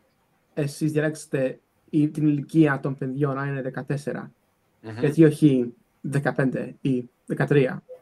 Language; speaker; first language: Greek; early bilingual, other home language; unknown